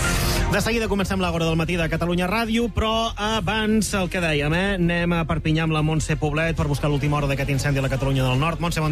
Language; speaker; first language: Catalan; native; Catalan